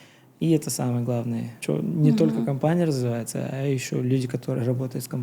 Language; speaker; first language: Russian; non-native, learner; Bulgarian